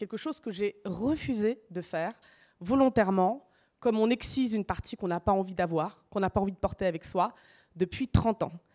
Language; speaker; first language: French; early bilingual, other home language; Russian